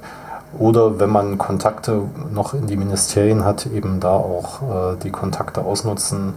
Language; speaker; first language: German; native; German